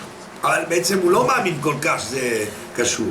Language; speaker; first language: Hebrew; non-native, fluent; French